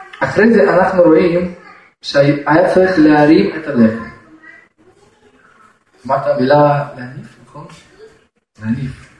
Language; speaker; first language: Hebrew; non-native, fluent; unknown